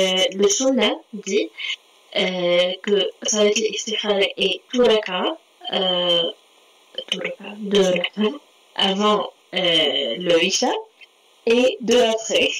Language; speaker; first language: French; non-native, local second language; Arabic